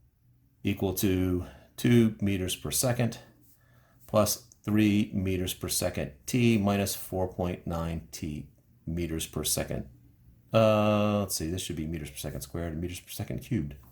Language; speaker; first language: English; native; English